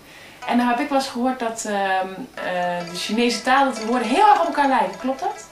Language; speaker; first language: Dutch; native; Dutch